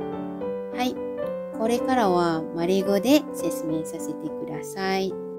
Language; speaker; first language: Japanese; non-native, fluent; Malay